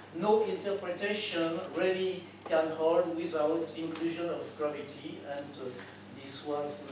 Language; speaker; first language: English; non-native, fluent; French